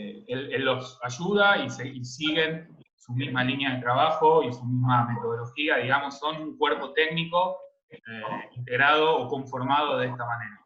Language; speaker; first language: Spanish; native; Spanish